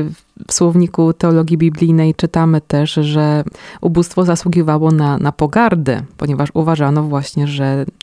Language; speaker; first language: Polish; native; Polish